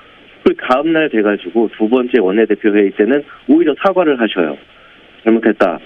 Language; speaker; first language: Korean; native; Korean